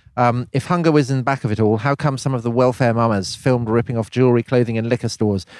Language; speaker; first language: English; native; English